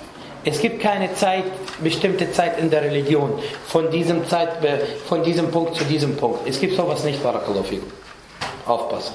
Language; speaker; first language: German; non-native, fluent; Arabic